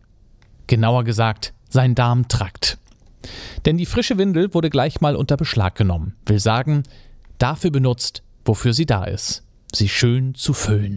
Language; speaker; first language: German; native; German